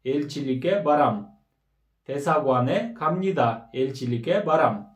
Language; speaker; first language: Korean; non-native, fluent; Kyrgyz